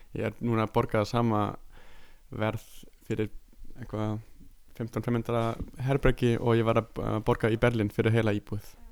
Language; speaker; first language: Icelandic; non-native, fluent; German